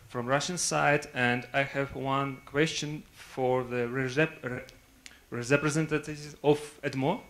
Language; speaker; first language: English; non-native, fluent; Russian